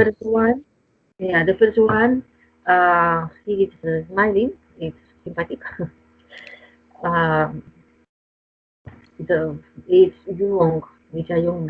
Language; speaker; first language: English; non-native, learner; Spanish